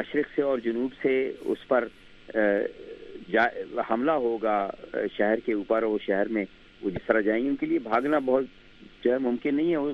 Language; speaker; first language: Urdu; native; Urdu